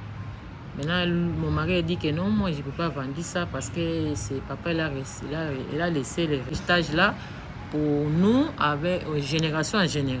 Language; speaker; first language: French; non-native, learner; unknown